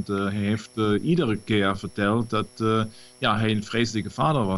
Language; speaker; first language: Dutch; non-native, fluent; German